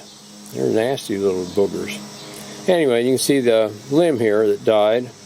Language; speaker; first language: English; native; English